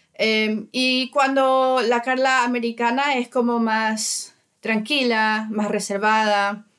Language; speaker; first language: Spanish; native; Spanish